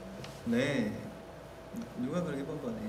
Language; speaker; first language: Korean; non-native, fluent; Vietnamese